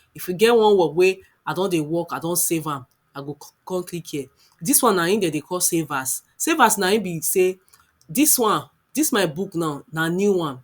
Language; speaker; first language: Nigerian Pidgin; non-native, local second language; Yoruba